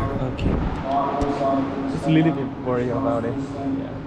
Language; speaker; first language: English; non-native, learner; Korean